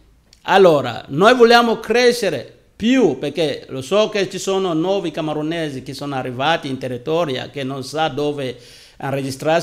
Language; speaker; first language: Italian; non-native, learner; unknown